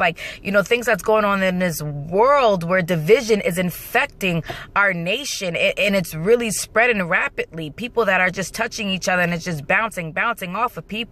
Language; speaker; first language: English; native; English